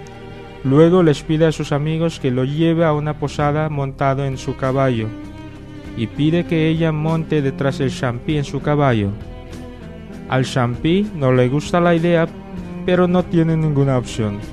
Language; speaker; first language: Spanish; native; Spanish